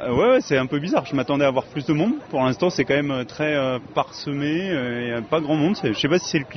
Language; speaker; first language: French; native; French